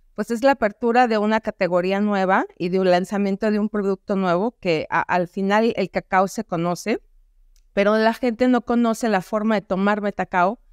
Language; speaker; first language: Spanish; native; Spanish